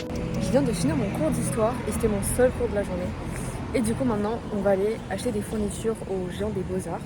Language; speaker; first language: French; native; French